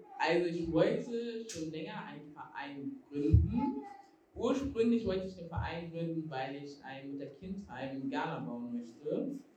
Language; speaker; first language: German; early bilingual, other home language; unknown